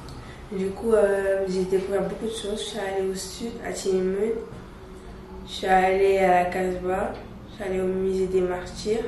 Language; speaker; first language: French; non-native, local second language; Wolof